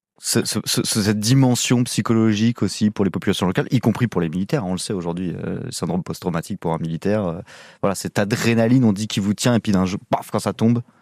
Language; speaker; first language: French; native; French